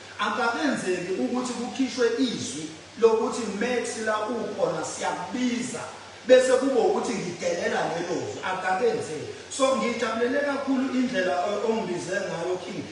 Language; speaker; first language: Zulu; native; Zulu